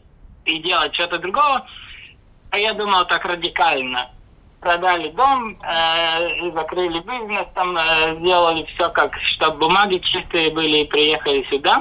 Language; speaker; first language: Russian; non-native, local second language; Latvian